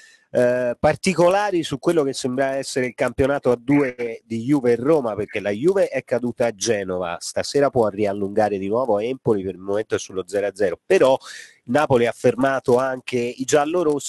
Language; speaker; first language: Italian; native; Italian